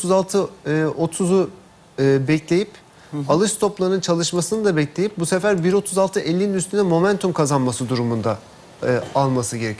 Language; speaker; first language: Turkish; native; Turkish